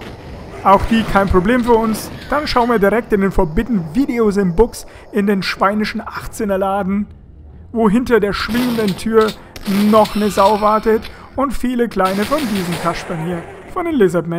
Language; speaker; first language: German; native; German